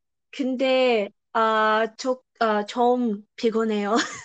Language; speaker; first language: Korean; non-native, learner; English